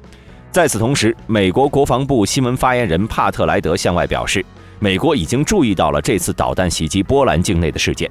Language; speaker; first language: Chinese; native; Chinese